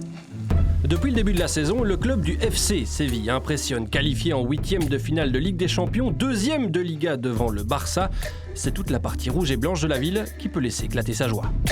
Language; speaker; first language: French; native; French